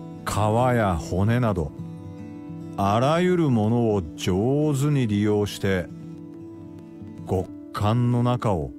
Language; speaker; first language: Japanese; native; Japanese